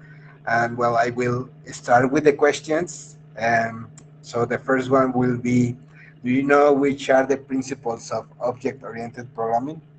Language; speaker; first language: English; non-native, fluent; Spanish